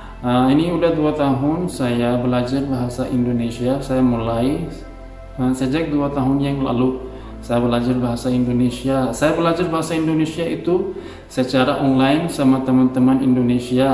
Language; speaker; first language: Indonesian; non-native, learner; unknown